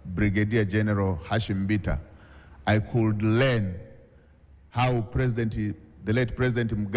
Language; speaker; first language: English; non-native, local second language; Swahili